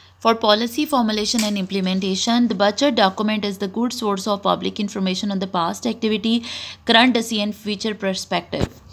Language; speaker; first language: English; non-native, local second language; Urdu